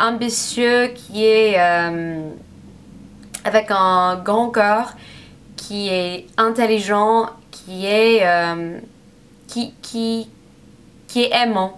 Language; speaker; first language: French; non-native, learner; English